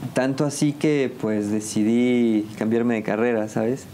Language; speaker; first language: Spanish; native; Spanish